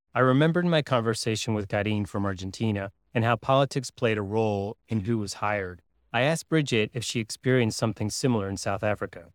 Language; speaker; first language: English; native; English